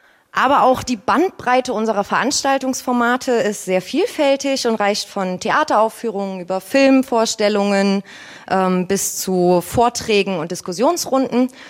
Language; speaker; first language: German; native; German